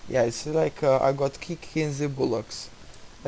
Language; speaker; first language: English; non-native, learner; Russian